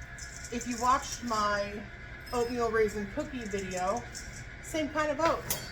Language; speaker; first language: English; native; English